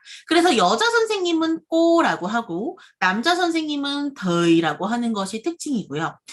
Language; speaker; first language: Korean; native; Korean